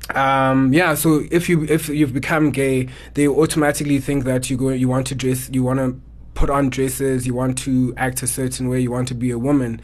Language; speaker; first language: English; non-native, local second language; Xhosa